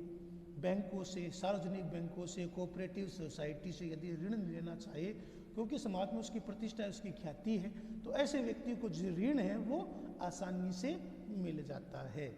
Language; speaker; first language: Hindi; native; Hindi